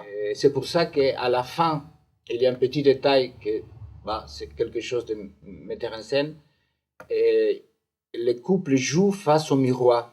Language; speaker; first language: French; non-native, fluent; Spanish